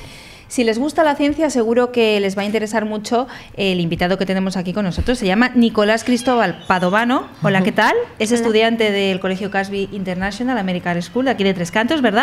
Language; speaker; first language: Spanish; native; Spanish